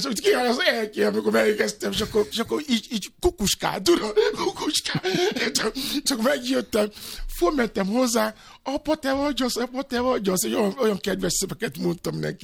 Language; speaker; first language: Hungarian; non-native, fluent; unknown